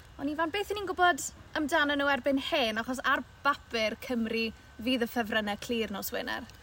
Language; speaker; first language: Welsh; native; Welsh